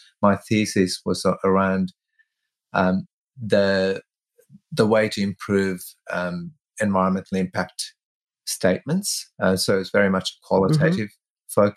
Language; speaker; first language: English; non-native, local second language; Tamil